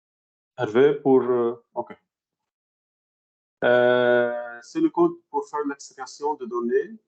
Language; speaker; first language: French; non-native, fluent; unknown